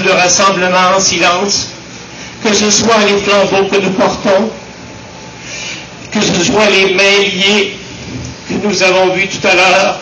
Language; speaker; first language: French; native; French